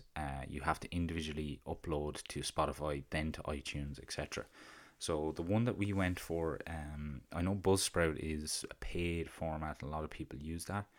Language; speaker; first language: English; native; English